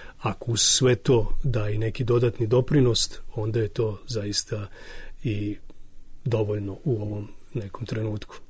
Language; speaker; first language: Serbian; native; Serbian